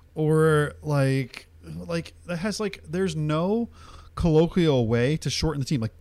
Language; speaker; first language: English; early bilingual, other home language; Hindi